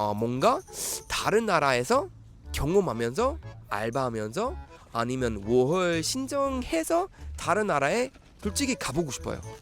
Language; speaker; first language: Korean; non-native, fluent; Swedish